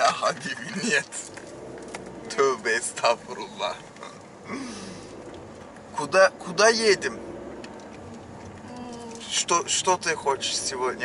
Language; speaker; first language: Russian; non-native, learner; Turkish